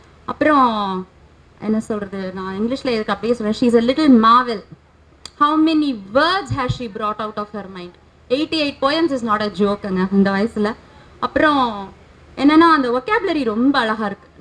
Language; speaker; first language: Tamil; native; Tamil